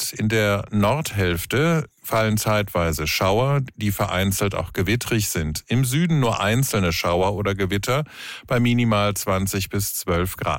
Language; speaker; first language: German; native; German